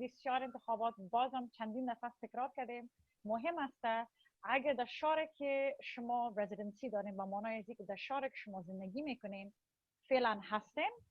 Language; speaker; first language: Persian; early bilingual, heritage; Persian